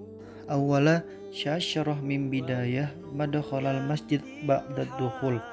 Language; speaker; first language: Arabic; non-native, learner; Indonesian